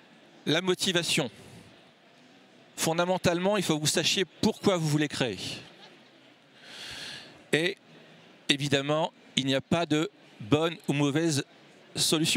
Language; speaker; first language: French; native; French